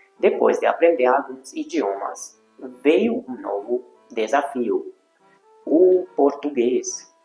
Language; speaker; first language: Portuguese; non-native, fluent; Hungarian